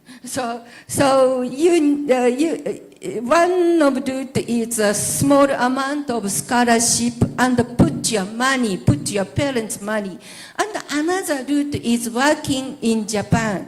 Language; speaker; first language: English; non-native, learner; Japanese